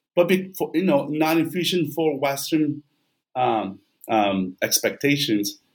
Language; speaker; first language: English; non-native, fluent; Portuguese